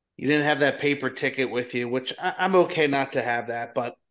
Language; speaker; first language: English; native; English